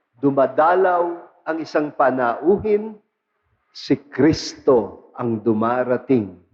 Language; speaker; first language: Filipino; non-native, local second language; Pampanga